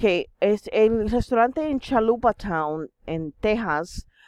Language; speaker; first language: Spanish; non-native, fluent; English